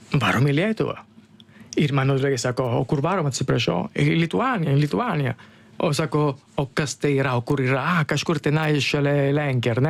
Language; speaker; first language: Lithuanian; non-native, learner; Italian